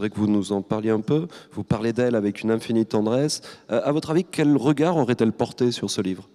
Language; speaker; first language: French; native; French